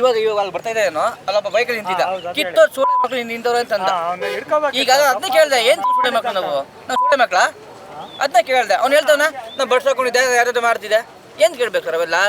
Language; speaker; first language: Kannada; native; Kannada